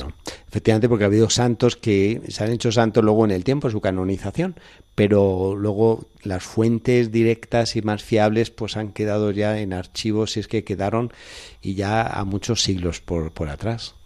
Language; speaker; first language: Spanish; native; Spanish